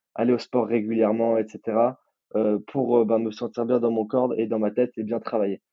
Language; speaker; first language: French; native; French